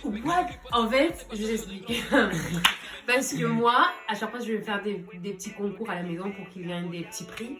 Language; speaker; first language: French; native; French